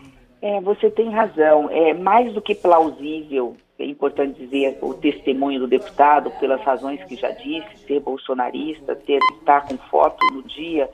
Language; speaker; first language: Portuguese; native; Portuguese